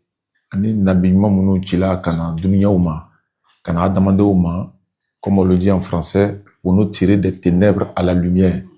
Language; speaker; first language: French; non-native, local second language; Bambara